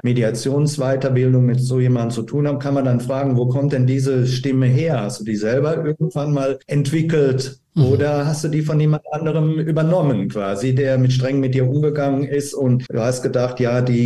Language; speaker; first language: German; native; German